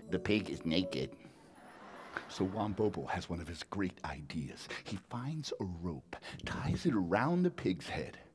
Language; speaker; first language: English; early bilingual, other home language; Spanish